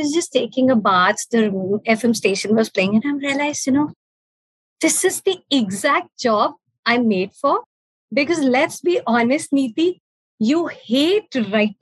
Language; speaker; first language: English; non-native, local second language; Punjabi